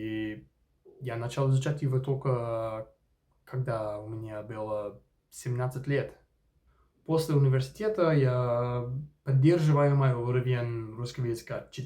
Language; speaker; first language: Russian; non-native, fluent; English